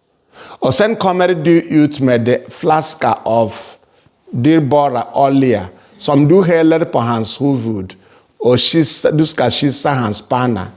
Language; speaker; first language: Swedish; non-native, fluent; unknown